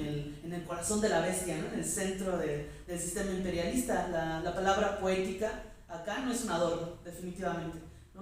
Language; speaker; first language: Spanish; native; Spanish